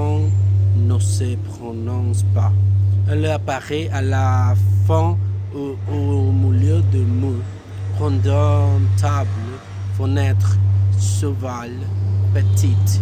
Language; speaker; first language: French; non-native, learner; Spanish